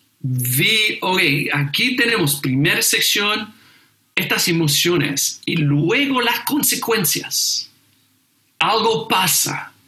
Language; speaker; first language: Spanish; non-native, fluent; English